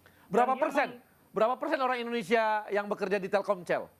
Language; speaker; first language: Indonesian; native; Indonesian